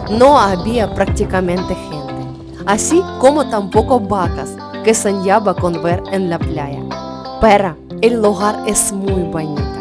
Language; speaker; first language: Spanish; non-native, learner; Ukrainian